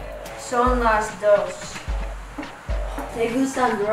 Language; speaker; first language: Spanish; non-native, learner; English